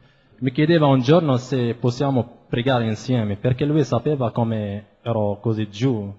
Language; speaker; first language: Italian; non-native, fluent; Arabic